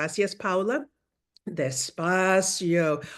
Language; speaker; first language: Spanish; non-native, fluent; English